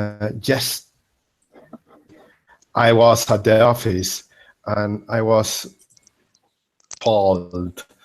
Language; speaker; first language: English; non-native, learner; Spanish